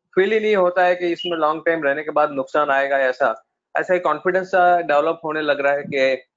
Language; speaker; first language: Hindi; non-native, local second language; Gujarati